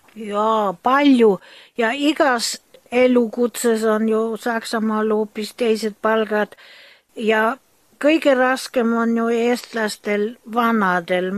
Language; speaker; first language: Estonian; early bilingual, heritage; German